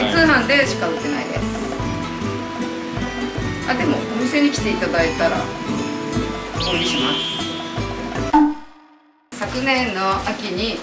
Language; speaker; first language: Japanese; native; Japanese